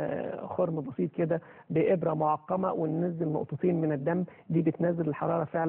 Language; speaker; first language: Arabic; native; Arabic